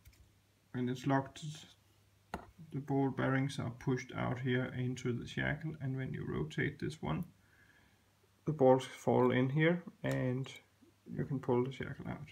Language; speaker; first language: English; non-native, fluent; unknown